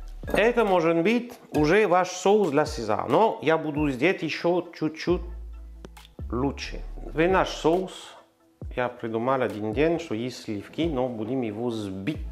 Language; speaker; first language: Russian; non-native, learner; French